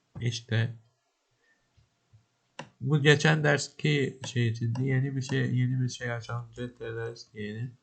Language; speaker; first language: Turkish; native; Turkish